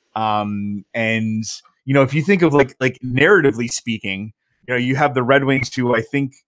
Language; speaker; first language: English; native; English